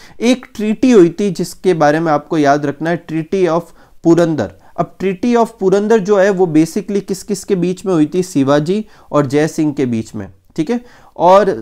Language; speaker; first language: Hindi; native; Hindi